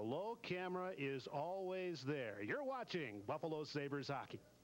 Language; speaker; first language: English; native; English